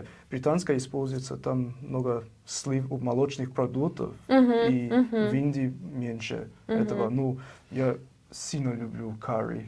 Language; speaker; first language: Russian; non-native, fluent; English